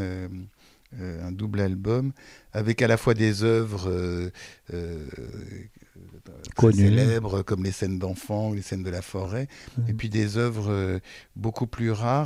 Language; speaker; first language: French; native; French